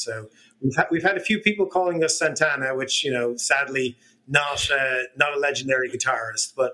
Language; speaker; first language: English; native; English